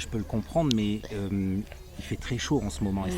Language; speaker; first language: French; native; French